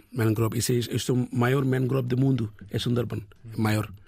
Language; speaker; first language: Portuguese; non-native, learner; Bangla